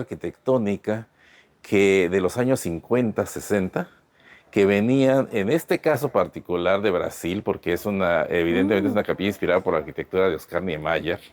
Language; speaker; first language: Spanish; native; Spanish